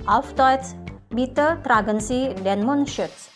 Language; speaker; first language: German; non-native, fluent; Indonesian